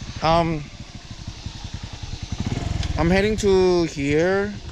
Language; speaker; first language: English; non-native, learner; Korean